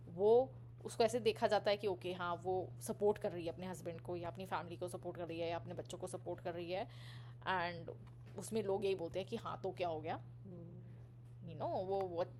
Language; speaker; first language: Hindi; native; Hindi